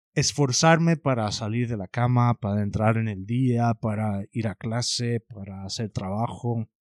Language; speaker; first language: Spanish; early bilingual, heritage; Spanish